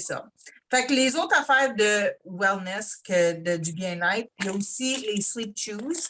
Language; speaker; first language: French; native; French